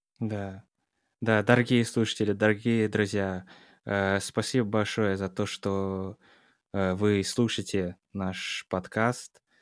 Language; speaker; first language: Russian; non-native, fluent; English